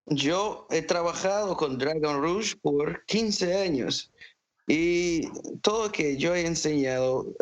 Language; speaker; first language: Spanish; non-native, fluent; English